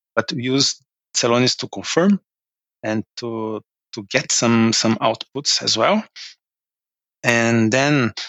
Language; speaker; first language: English; non-native, fluent; Portuguese